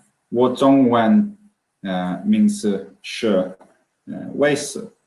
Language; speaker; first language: Chinese; non-native, learner; Swedish